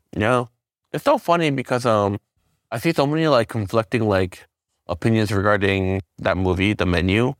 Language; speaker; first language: English; native; English